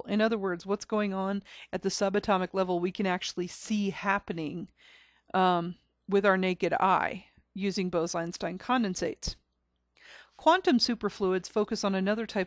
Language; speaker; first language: English; native; English